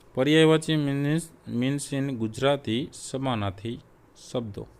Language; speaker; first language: Hindi; non-native, local second language; Gujarati